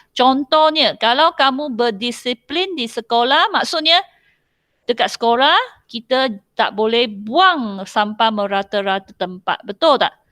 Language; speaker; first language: Malay; non-native, local second language; Chinese